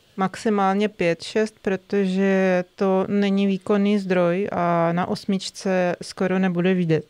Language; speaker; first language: Czech; non-native, fluent; Russian